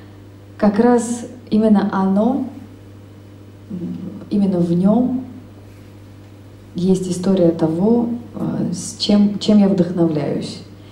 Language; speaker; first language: Russian; native; Russian